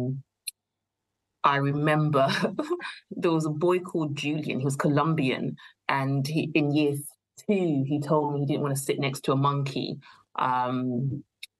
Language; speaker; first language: English; native; English